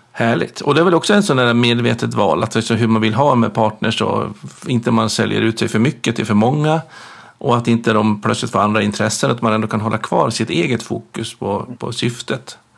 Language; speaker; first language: Swedish; native; Swedish